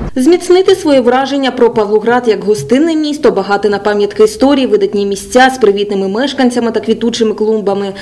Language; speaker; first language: Ukrainian; native; Ukrainian